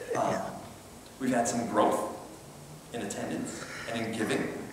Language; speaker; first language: English; native; English